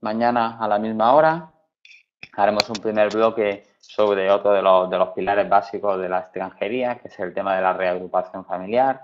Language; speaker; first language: Spanish; native; Spanish